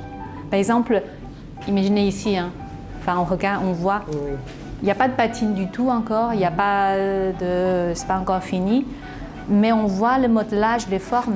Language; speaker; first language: French; non-native, fluent; Chinese